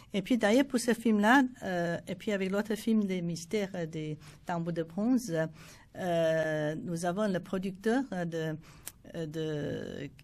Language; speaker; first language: French; non-native, fluent; Chinese